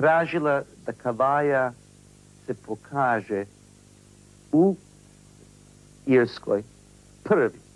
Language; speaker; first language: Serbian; early bilingual, heritage; English